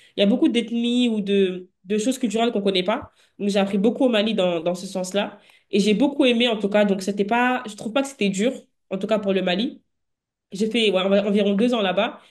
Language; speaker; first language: French; native; French